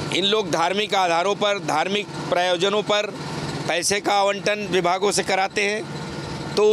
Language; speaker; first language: Hindi; native; Hindi